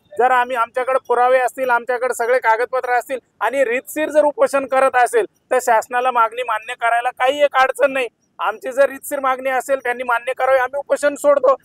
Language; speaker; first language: Marathi; non-native, local second language; Lambadi